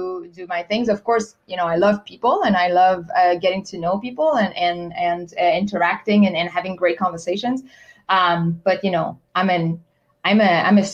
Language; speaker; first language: English; non-native, fluent; French